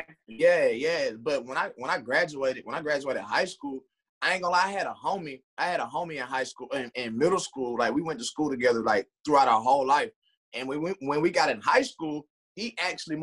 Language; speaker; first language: English; native; English